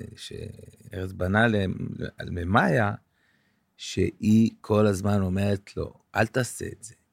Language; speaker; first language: Hebrew; native; Hebrew